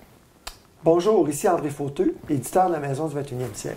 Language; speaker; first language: French; native; French